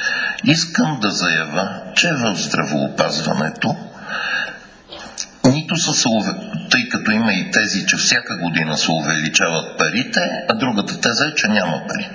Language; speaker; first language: Bulgarian; native; Bulgarian